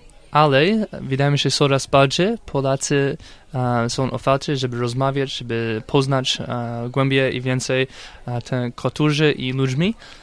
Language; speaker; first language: Polish; non-native, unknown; English